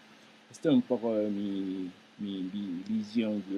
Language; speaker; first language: Spanish; non-native, fluent; Japanese